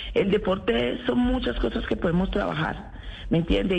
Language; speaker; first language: Spanish; native; Spanish